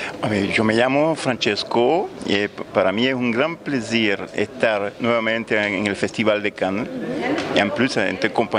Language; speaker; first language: Spanish; non-native, learner; Italian